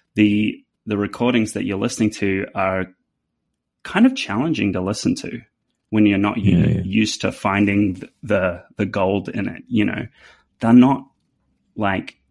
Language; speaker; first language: English; native; English